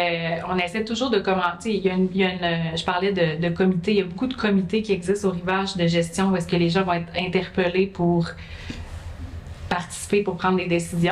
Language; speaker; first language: French; native; French